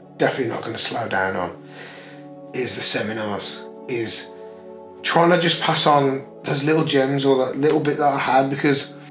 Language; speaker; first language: English; native; English